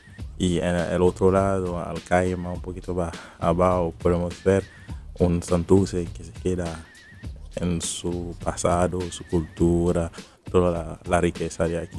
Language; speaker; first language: Spanish; non-native, fluent; Haitian Creole